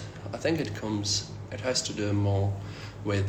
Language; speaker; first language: English; non-native, fluent; Russian